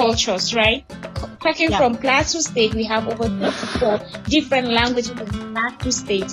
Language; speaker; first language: English; non-native, local second language; Hausa